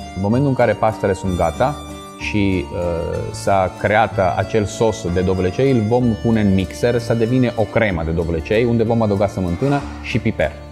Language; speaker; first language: Romanian; non-native, fluent; Italian